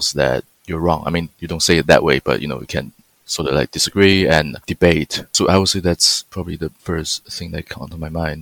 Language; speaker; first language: English; non-native, fluent; Chinese